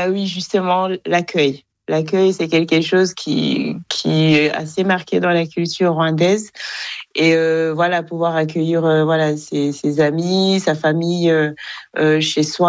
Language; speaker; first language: French; non-native, local second language; Kinyarwanda